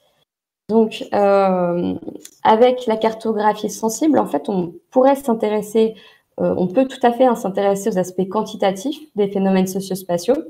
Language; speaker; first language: French; native; French